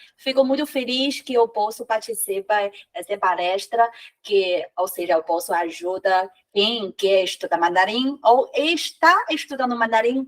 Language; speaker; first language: Portuguese; non-native, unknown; Chinese